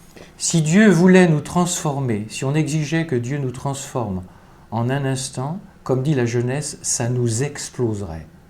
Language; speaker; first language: French; native; French